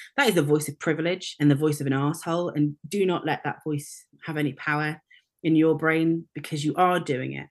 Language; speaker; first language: English; native; English